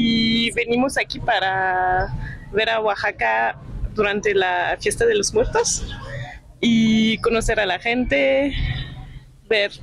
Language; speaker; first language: Spanish; non-native, learner; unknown